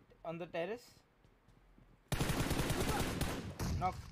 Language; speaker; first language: English; non-native, local second language; Hindi